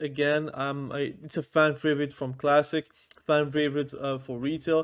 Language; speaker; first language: English; non-native, fluent; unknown